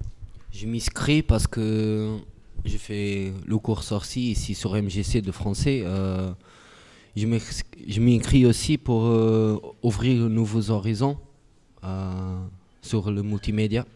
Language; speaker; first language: French; non-native, learner; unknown